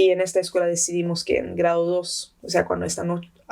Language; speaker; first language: Spanish; early bilingual, heritage; Spanish